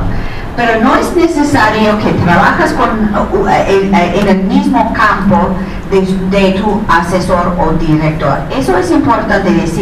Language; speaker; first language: Spanish; non-native, fluent; English